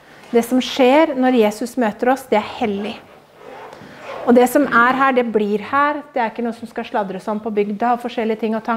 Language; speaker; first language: Norwegian; native; Norwegian